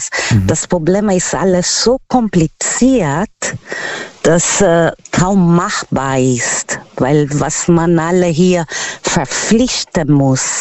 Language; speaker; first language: German; non-native, fluent; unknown